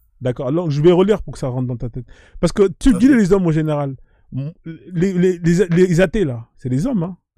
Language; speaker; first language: French; native; French